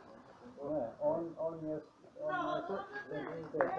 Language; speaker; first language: Polish; non-native, learner; Slovenian